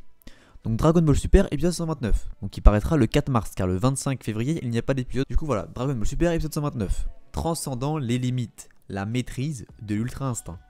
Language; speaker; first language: French; native; French